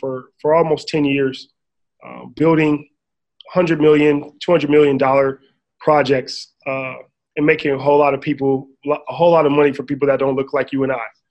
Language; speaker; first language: English; native; English